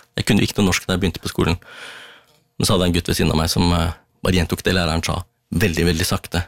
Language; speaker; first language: Norwegian; early bilingual, other home language; Tamil